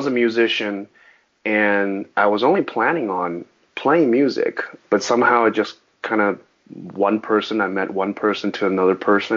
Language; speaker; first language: English; early bilingual, other home language; Chinese